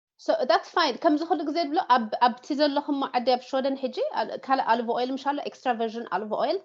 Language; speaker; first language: Tigrinya; native; Tigrinya